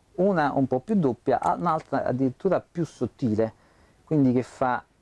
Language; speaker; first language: Italian; native; Italian